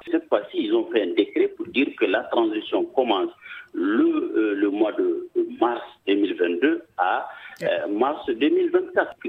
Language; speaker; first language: French; non-native, local second language; Bambara